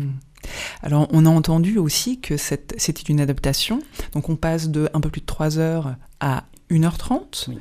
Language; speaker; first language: French; native; French